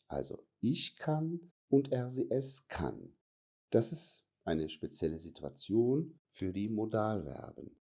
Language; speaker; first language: German; non-native, fluent; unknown